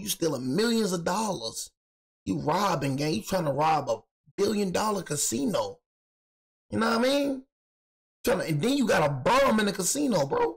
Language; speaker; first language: English; native; English